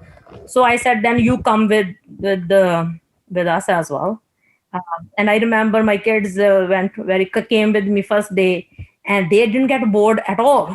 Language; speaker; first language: English; non-native, local second language; Punjabi